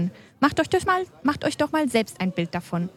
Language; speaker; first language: German; native; German